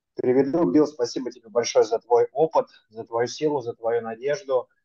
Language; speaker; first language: Russian; native; Russian